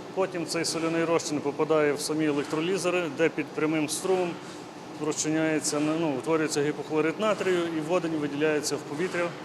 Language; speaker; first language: Ukrainian; native; Ukrainian